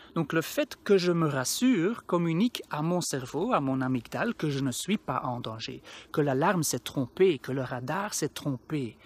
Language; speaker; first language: French; non-native, local second language; Dutch